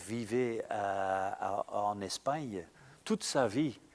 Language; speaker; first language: French; non-native, local second language; Dutch